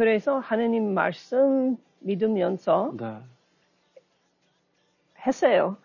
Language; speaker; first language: Korean; non-native, learner; English